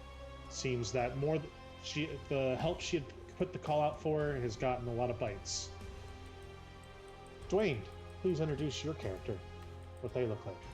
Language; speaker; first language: English; native; English